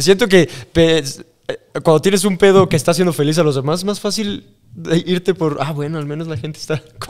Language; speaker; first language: Spanish; native; Spanish